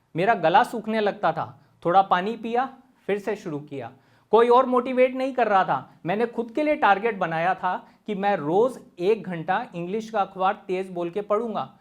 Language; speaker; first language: Hindi; native; Hindi